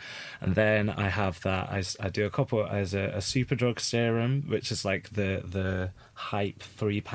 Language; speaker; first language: English; native; English